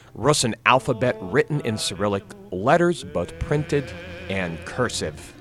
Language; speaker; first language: English; native; English